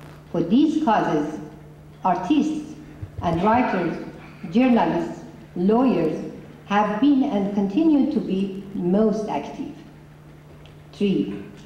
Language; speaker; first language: English; non-native, fluent; Persian